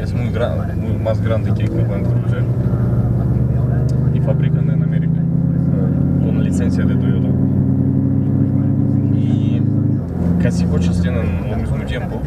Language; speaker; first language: Spanish; non-native, fluent; Russian